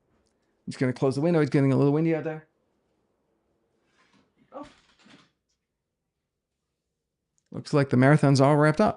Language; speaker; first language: English; non-native, fluent; Danish